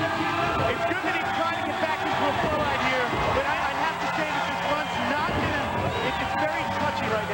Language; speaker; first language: English; native; English